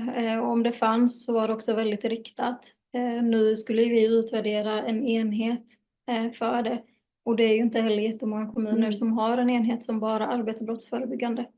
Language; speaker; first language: Swedish; native; Swedish